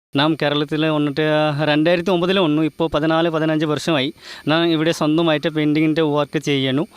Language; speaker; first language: Malayalam; non-native, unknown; Bangla